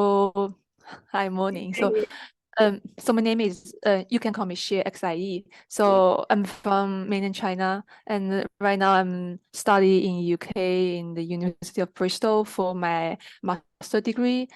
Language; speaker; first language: English; non-native, fluent; Chinese